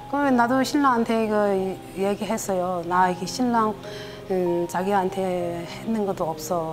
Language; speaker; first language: Korean; non-native, learner; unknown